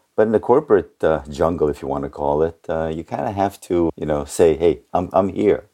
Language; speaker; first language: English; early bilingual, other home language; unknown